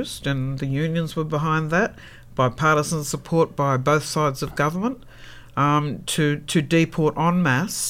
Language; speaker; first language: English; native; English